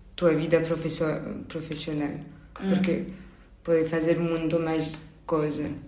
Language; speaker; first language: Portuguese; non-native, learner; Spanish